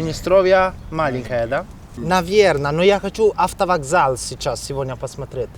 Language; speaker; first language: Russian; non-native, fluent; Italian